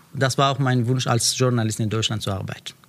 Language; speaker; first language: German; non-native, learner; Persian